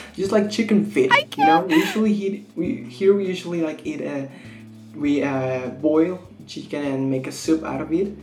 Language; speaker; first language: English; non-native, fluent; Spanish